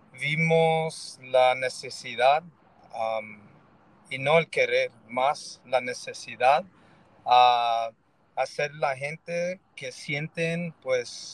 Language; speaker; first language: Spanish; early bilingual, heritage; Spanish